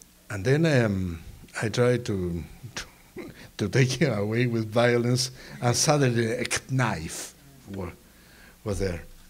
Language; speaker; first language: English; non-native, fluent; Spanish